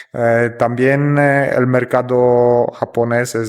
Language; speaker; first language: Spanish; non-native, fluent; Polish